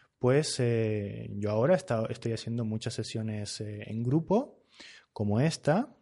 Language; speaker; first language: Spanish; native; Spanish